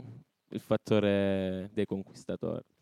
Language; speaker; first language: Italian; native; Italian